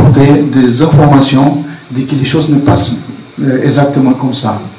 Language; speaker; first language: French; non-native, fluent; Portuguese